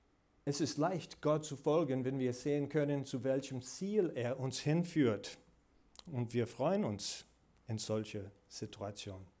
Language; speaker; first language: German; non-native, fluent; English